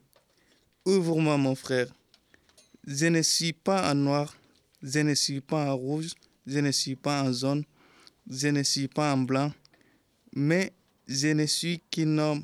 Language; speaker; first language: French; non-native, learner; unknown